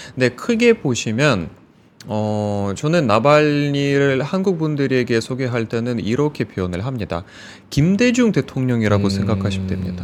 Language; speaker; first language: Korean; non-native, fluent; Russian